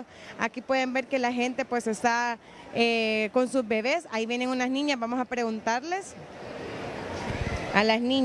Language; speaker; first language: Spanish; native; Spanish